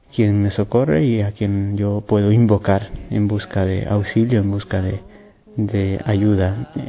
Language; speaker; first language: Spanish; native; Spanish